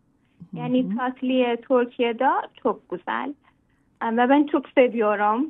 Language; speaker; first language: Turkish; non-native, learner; Persian